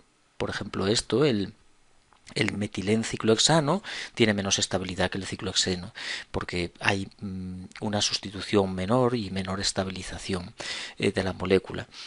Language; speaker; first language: Spanish; native; Spanish